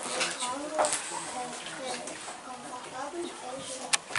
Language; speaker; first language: French; non-native, learner; Ukrainian